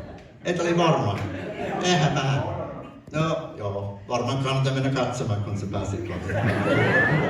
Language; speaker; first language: Finnish; non-native, fluent; English